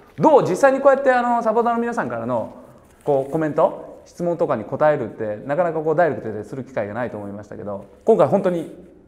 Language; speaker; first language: Japanese; native; Japanese